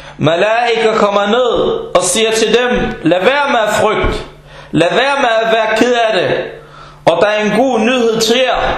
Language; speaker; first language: Danish; non-native, fluent; Arabic